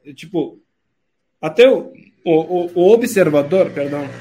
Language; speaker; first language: Portuguese; non-native, fluent; Turkish